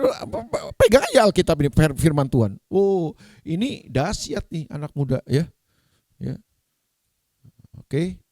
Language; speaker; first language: Indonesian; native; Indonesian